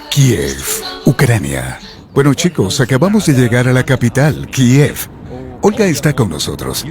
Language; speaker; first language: Spanish; native; Spanish